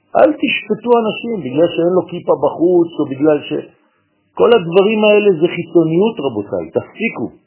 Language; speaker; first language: Hebrew; non-native, fluent; French